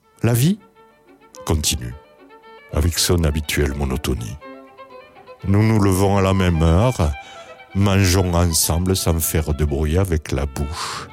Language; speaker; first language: French; native; French